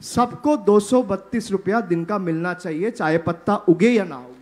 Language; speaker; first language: Hindi; non-native, local second language; Bangla